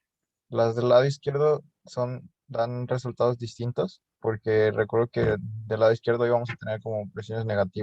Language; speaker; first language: Spanish; native; Spanish